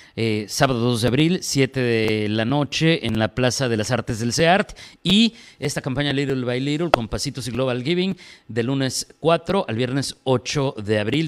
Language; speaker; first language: Spanish; native; Spanish